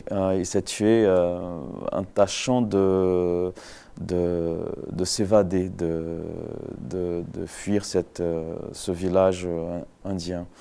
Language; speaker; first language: French; non-native, fluent; Portuguese